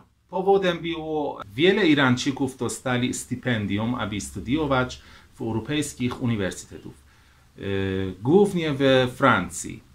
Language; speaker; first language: Polish; non-native, fluent; Persian